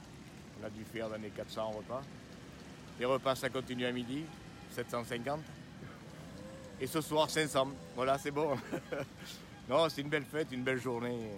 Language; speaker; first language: French; native; French